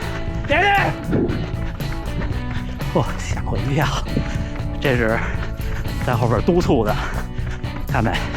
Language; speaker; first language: Chinese; native; Chinese